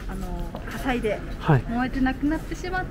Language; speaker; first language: Japanese; native; Japanese